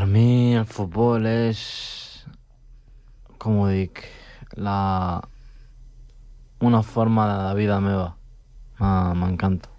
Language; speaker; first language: Catalan; non-native, local second language; Spanish